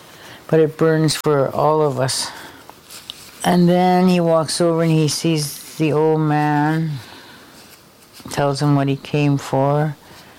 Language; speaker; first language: English; non-native, fluent; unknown